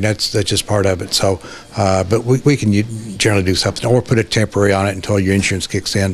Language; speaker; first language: English; native; English